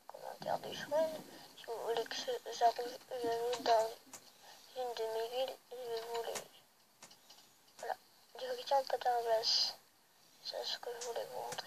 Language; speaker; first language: French; early bilingual, other home language; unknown